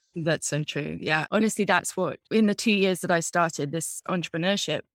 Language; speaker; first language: English; native; English